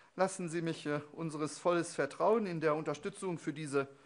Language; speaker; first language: German; non-native, local second language; Luxembourgish